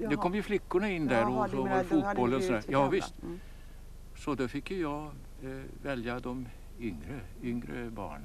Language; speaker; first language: Swedish; native; Swedish